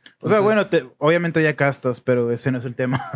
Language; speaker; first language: Spanish; native; Spanish